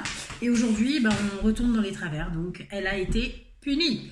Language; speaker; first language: French; native; French